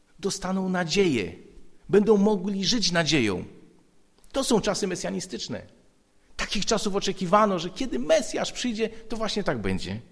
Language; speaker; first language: Polish; native; Polish